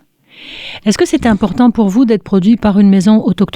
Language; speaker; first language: French; native; French